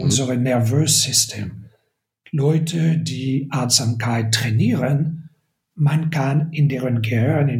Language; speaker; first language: German; non-native, fluent; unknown